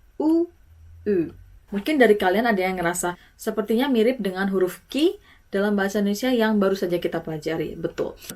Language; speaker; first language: Indonesian; native; Indonesian